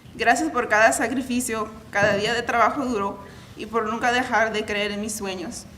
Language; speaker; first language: Spanish; early bilingual, heritage; Spanish